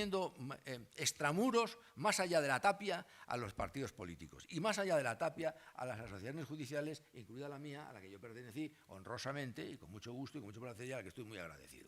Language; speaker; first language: Spanish; native; Spanish